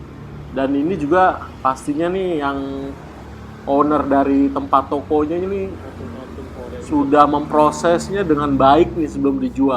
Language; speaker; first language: Indonesian; native; Indonesian